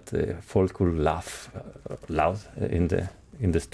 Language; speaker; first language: English; non-native, fluent; Spanish